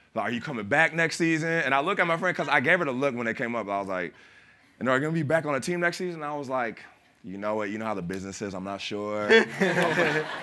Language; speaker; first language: English; native; English